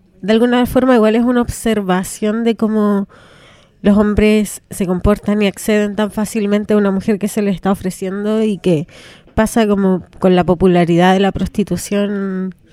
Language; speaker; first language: Spanish; native; Spanish